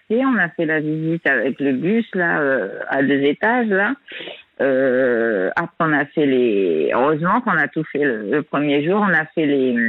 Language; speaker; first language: French; native; French